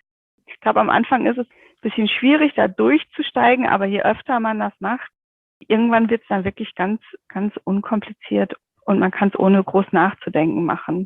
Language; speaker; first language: German; native; German